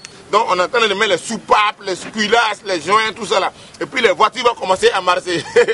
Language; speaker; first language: French; non-native, local second language; Bambara